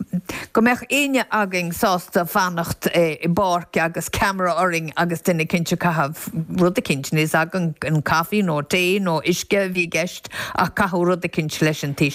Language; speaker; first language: Irish; native; Irish